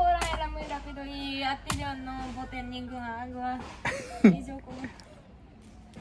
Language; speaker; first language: Spanish; non-native, learner; Japanese